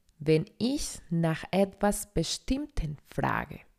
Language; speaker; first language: German; non-native, fluent; Spanish